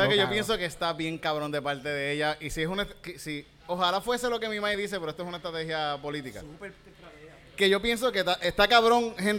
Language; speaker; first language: Spanish; native; Spanish